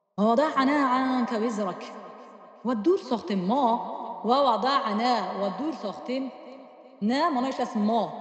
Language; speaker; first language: Persian; native; Persian